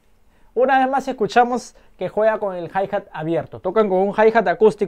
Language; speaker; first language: Spanish; native; Spanish